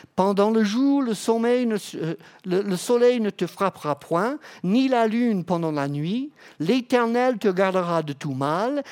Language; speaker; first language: French; non-native, fluent; English